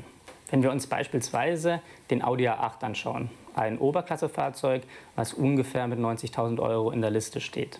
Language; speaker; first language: German; native; German